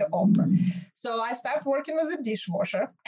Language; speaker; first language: English; non-native, fluent; Russian